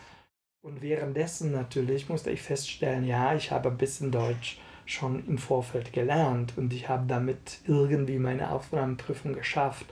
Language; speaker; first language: German; non-native, fluent; Hungarian